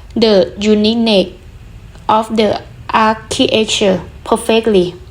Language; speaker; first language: English; non-native, learner; Thai